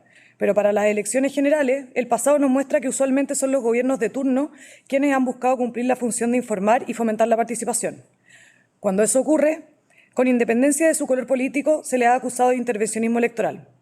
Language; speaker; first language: Spanish; native; Spanish